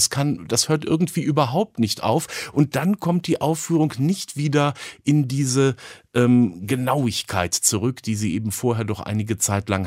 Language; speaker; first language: German; native; German